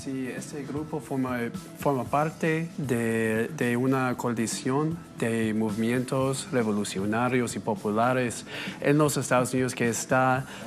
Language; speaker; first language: Spanish; non-native, fluent; English